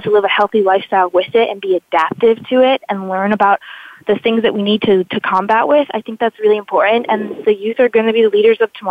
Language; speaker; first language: English; native; English